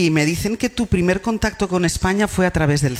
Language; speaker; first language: Spanish; native; Spanish